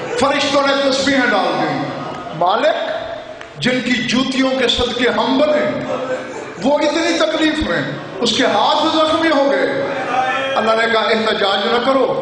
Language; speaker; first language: Urdu; non-native, local second language; Saraiki